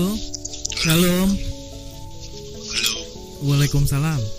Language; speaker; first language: Indonesian; native; Indonesian